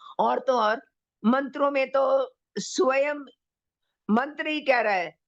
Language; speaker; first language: Hindi; native; Hindi